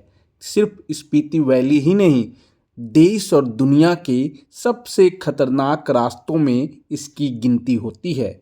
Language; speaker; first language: Hindi; native; Hindi